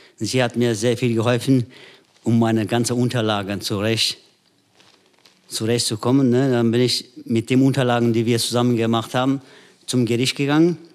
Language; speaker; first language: German; non-native, fluent; Turkish